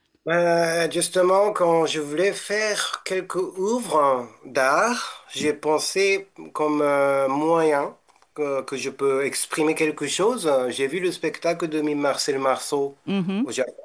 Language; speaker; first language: French; non-native, fluent; Japanese